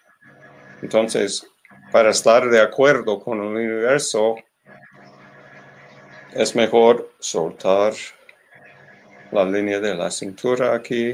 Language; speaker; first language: Spanish; non-native, learner; English